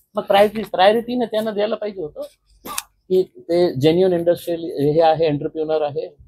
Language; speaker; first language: Marathi; non-native, local second language; Urdu